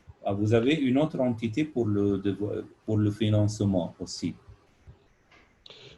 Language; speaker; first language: French; non-native, learner; Arabic